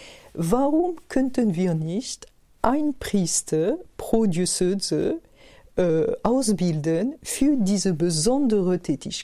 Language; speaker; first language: German; non-native, fluent; French